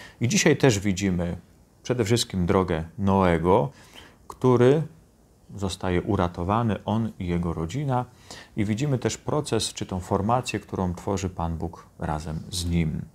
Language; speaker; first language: Polish; native; Polish